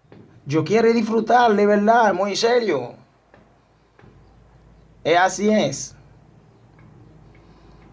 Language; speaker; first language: Spanish; non-native, learner; Haitian Creole